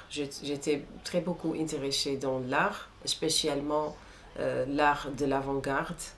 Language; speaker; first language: French; non-native, fluent; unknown